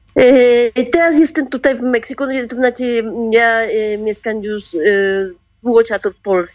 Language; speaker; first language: Polish; non-native, learner; Spanish